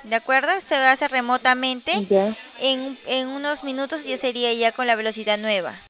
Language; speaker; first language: Spanish; native; Spanish